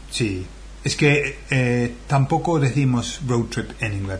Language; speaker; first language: Spanish; non-native, fluent; English